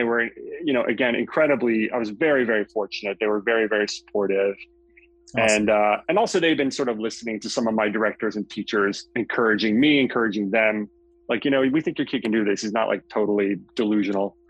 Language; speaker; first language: English; native; English